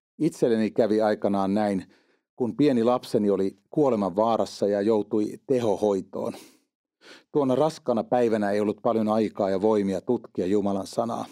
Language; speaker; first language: Finnish; native; Finnish